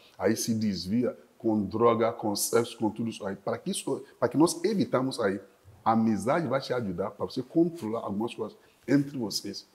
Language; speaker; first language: Portuguese; non-native, fluent; Yoruba